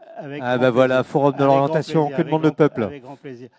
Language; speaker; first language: French; native; French